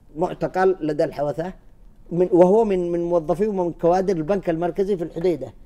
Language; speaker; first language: Arabic; native; Arabic